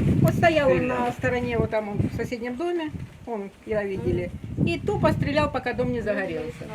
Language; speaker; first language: Russian; native; Russian